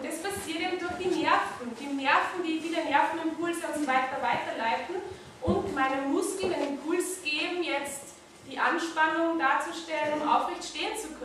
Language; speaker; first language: German; native; German